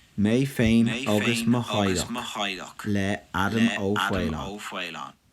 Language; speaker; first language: Irish; non-native, local second language; English